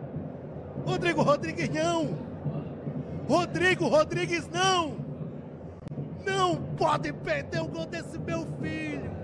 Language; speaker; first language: Portuguese; native; Portuguese